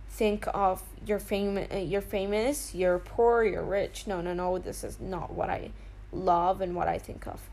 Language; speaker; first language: English; non-native, fluent; Arabic